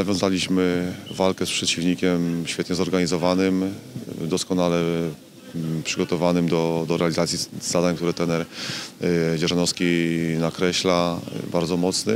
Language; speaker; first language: Polish; native; Polish